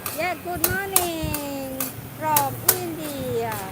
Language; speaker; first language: English; non-native, learner; Thai